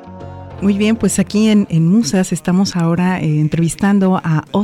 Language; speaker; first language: Spanish; native; Spanish